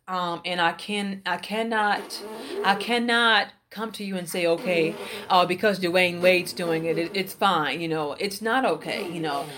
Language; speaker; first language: English; native; English